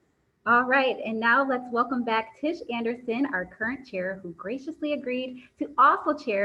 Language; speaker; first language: English; native; English